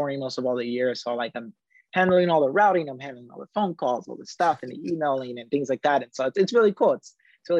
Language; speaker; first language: English; native; English